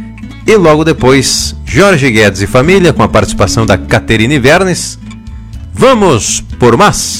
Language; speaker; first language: Portuguese; native; Portuguese